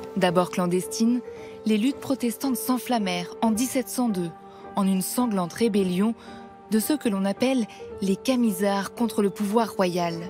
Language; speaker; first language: French; native; French